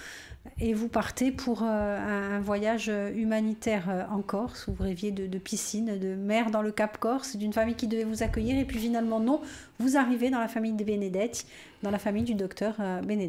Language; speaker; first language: French; native; French